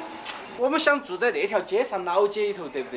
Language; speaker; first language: Chinese; native; Chinese